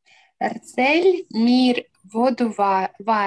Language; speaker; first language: German; non-native, learner; Russian